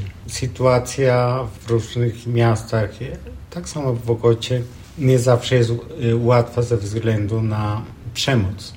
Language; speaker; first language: Polish; non-native, fluent; Spanish